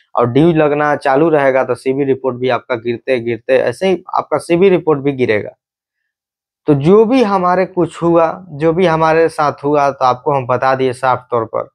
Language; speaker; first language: Hindi; native; Hindi